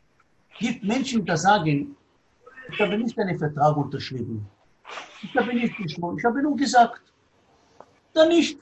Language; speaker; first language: German; non-native, learner; Hebrew